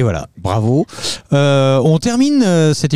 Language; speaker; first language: French; native; French